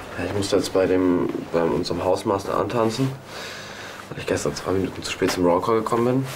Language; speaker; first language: German; native; German